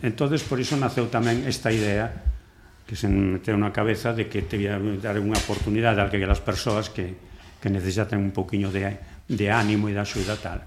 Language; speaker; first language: Galician; non-native, local second language; Spanish